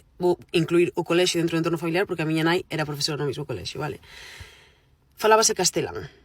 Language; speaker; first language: Galician; native; Galician